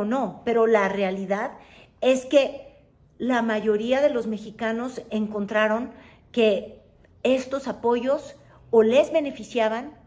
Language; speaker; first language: Spanish; native; Spanish